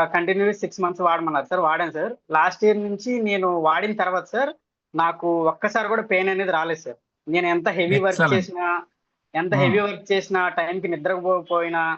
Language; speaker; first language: Telugu; native; Telugu